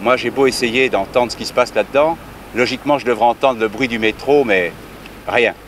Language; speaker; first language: French; native; French